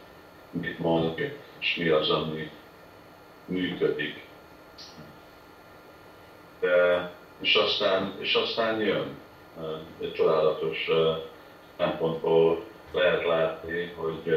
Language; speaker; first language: Hungarian; early bilingual, heritage; Hungarian